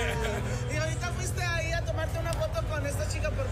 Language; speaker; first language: Spanish; early bilingual, heritage; Spanish